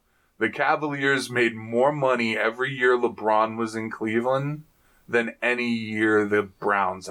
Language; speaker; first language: English; native; English